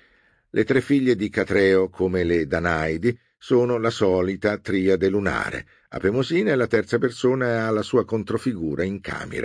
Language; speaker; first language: Italian; native; Italian